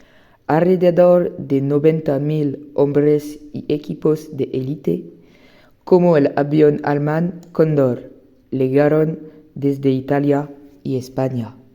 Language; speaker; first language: Spanish; non-native, learner; French